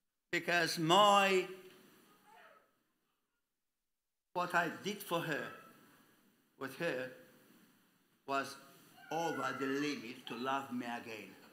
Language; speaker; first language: English; non-native, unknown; Romanian